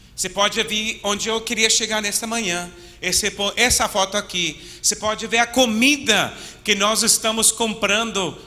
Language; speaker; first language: Portuguese; non-native, fluent; English